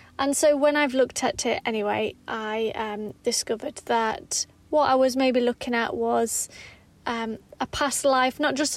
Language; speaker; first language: English; native; English